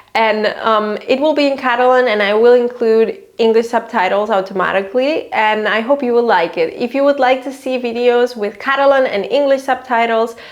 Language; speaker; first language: English; non-native, fluent; Catalan